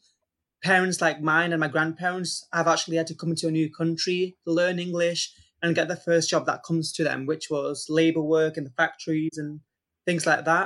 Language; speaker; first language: English; native; English